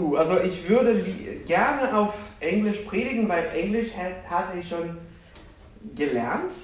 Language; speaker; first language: German; non-native, fluent; Portuguese